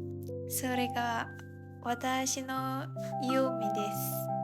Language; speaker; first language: Japanese; non-native, learner; Indonesian